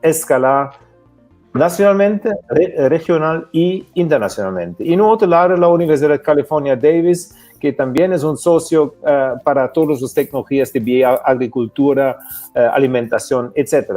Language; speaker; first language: Spanish; non-native, fluent; German